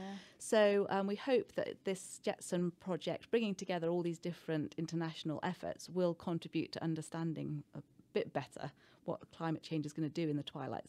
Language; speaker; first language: English; native; English